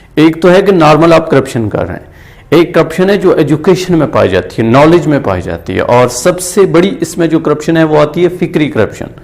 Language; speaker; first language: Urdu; non-native, local second language; Punjabi